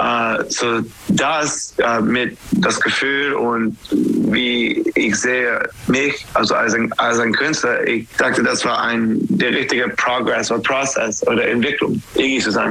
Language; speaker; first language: German; non-native, fluent; English